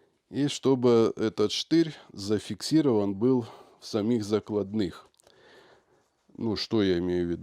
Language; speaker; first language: Russian; native; Russian